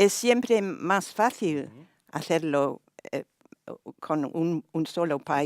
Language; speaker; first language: Spanish; non-native, fluent; English